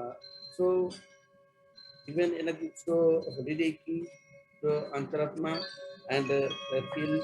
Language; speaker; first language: Hindi; non-native, local second language; Bangla